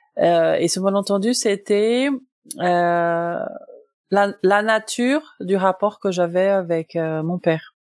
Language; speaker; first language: French; non-native, fluent; Portuguese